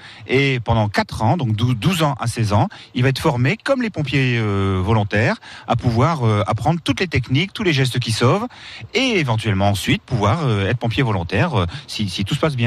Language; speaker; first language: French; native; French